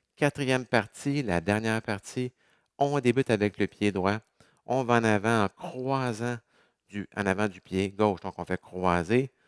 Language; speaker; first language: French; native; French